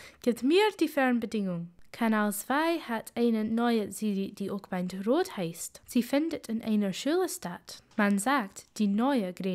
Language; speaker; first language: German; non-native, learner; English